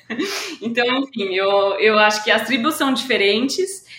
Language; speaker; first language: Portuguese; native; Portuguese